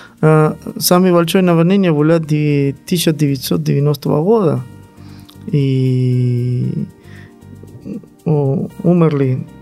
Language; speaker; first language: Russian; non-native, learner; Spanish